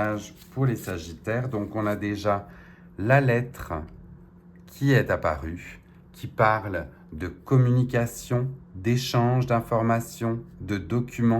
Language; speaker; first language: French; native; French